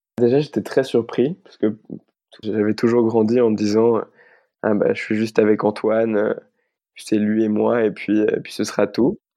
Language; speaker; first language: French; native; French